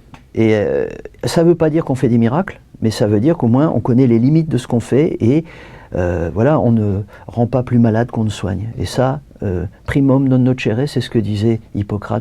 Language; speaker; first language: French; native; French